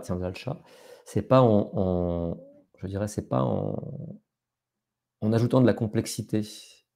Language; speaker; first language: French; native; French